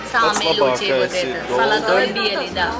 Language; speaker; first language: Russian; non-native, learner; Sinhala